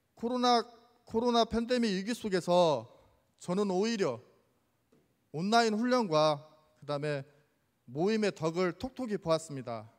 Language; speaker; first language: Korean; native; Korean